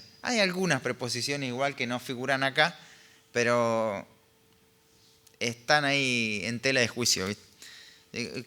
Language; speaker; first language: Spanish; native; Spanish